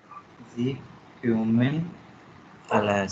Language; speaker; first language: German; non-native, learner; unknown